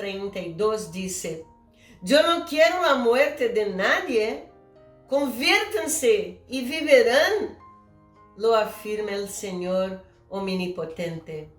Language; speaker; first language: Spanish; non-native, fluent; Portuguese